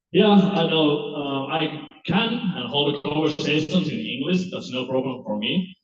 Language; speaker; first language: English; non-native, fluent; Finnish